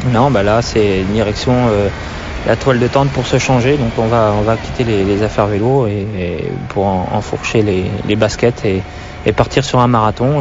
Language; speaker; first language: French; native; French